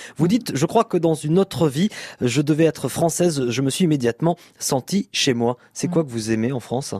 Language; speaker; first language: French; native; French